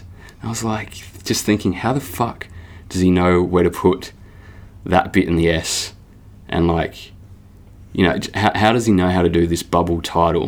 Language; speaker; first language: English; native; English